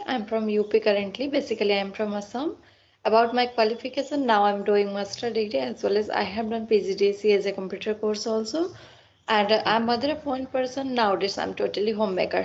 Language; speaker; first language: English; non-native, learner; Assamese